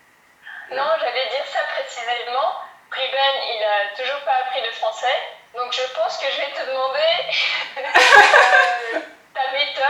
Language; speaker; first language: French; early bilingual, heritage; Portuguese